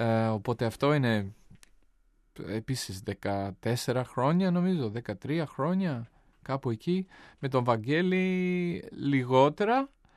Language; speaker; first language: Greek; non-native, fluent; English